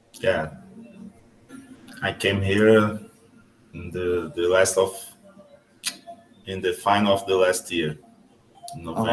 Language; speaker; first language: English; non-native, learner; Portuguese